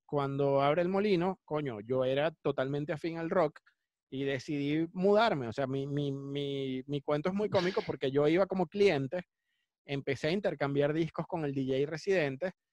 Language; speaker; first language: Spanish; native; Spanish